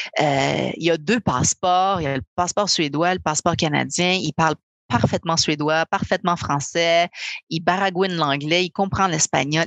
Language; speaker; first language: French; early bilingual, other home language; Spanish